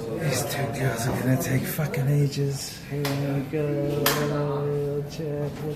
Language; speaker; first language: English; native; English